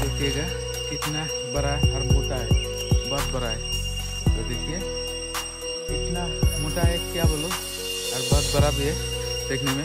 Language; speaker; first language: Hindi; non-native, local second language; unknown